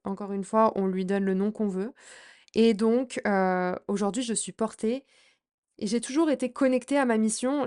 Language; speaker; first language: French; native; French